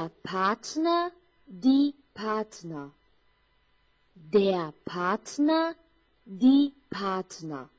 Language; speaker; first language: German; non-native, fluent; Chinese